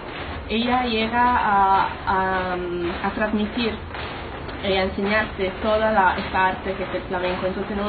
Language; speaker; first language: Spanish; non-native, fluent; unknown